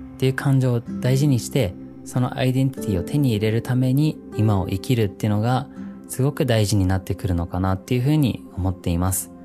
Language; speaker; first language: Japanese; early bilingual, heritage; Japanese